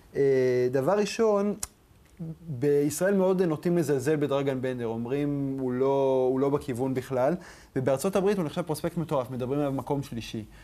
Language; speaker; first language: Hebrew; native; Hebrew